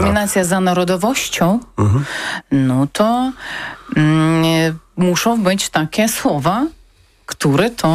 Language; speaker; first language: Polish; non-native, learner; Ukrainian